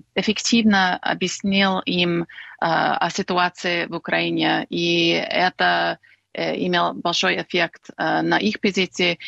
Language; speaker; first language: Russian; non-native, fluent; English